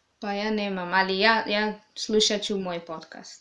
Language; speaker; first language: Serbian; non-native, learner; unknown